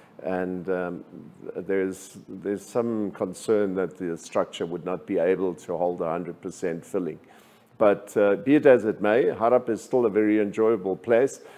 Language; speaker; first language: English; non-native, local second language; German